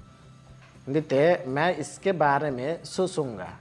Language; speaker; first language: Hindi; non-native, local second language; Bangla